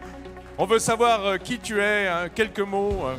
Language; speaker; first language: French; native; French